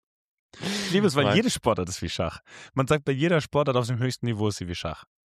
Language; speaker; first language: German; native; German